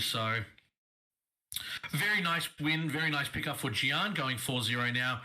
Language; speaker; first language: English; native; English